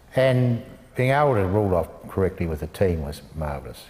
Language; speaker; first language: English; native; English